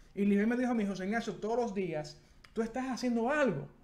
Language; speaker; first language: Spanish; native; Spanish